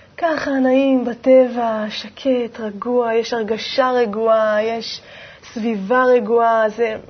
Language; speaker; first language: Hebrew; native; Hebrew